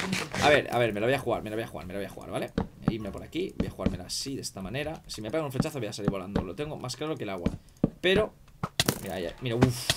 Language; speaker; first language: Spanish; native; Spanish